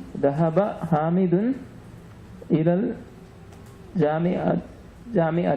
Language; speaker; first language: Arabic; non-native, learner; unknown